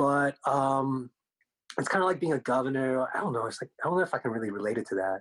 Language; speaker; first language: English; early bilingual, other home language; Korean